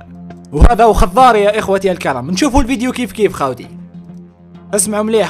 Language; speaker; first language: Arabic; native; Arabic